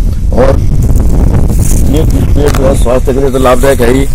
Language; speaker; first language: Hindi; native; Hindi